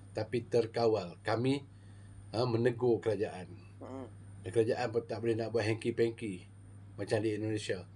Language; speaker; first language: Malay; native; Malay